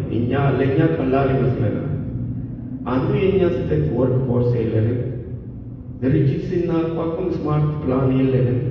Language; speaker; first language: Amharic; non-native, local second language; Sidamo